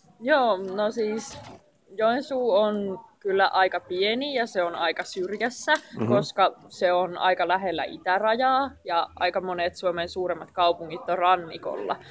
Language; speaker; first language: Finnish; native; Finnish